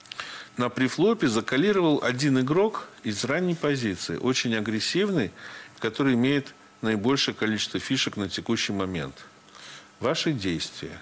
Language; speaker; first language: Russian; native; Russian